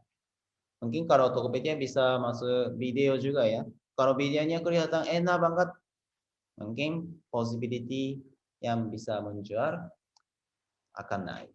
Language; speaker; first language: Indonesian; non-native, fluent; Japanese